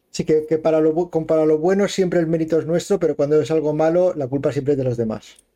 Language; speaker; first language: Spanish; native; Spanish